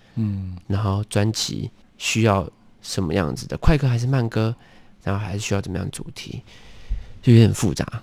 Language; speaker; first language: Chinese; native; Chinese